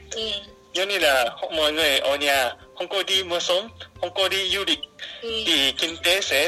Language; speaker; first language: Vietnamese; non-native, fluent; Japanese